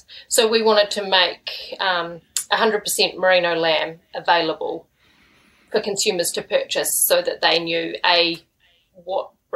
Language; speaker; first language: English; native; English